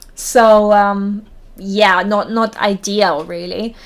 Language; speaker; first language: English; non-native, fluent; German